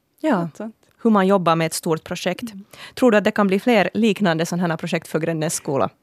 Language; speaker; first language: Swedish; native; Swedish